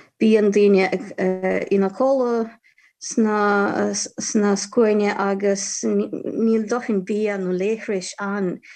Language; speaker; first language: Irish; non-native, fluent; Ukrainian